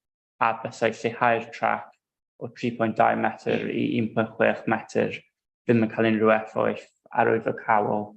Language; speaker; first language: Welsh; non-native, local second language; English